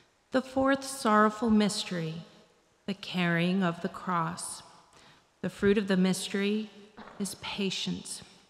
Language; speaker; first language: English; native; English